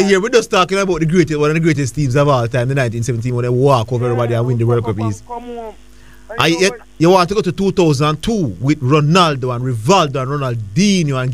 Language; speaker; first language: English; native; English